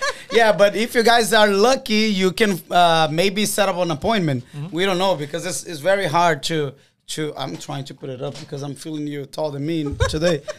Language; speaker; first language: English; non-native, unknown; Portuguese